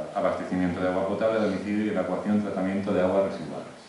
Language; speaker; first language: Spanish; non-native, local second language; Catalan